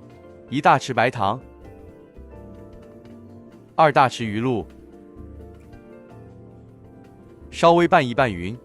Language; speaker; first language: Chinese; native; Chinese